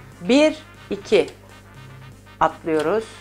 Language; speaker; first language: Turkish; native; Turkish